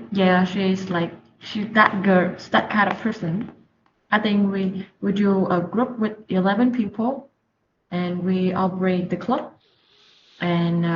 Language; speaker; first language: English; non-native, learner; Vietnamese